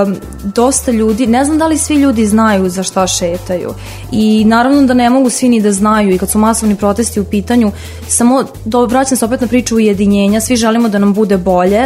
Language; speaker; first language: Serbian; native; Serbian